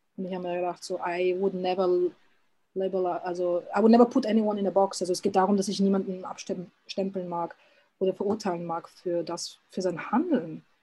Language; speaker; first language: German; early bilingual, other home language; Serbian